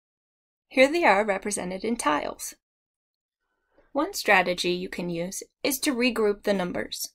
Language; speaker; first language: English; native; English